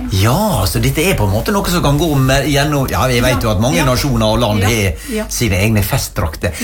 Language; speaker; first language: Norwegian; native; Norwegian